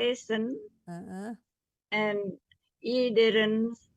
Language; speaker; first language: Dutch; non-native, learner; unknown